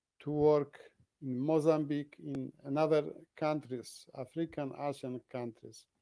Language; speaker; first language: English; non-native, fluent; Polish